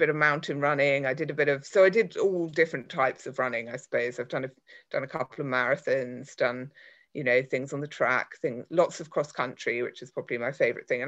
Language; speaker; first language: English; native; English